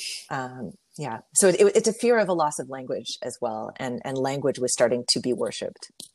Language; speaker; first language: English; native; English